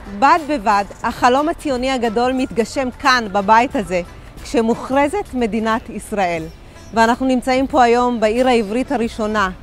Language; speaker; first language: Hebrew; early bilingual, other home language; Amharic